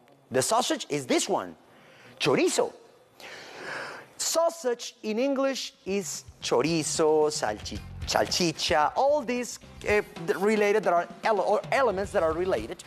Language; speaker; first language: English; non-native, fluent; Spanish